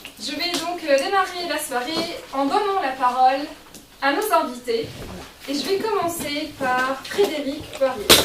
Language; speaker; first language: French; native; French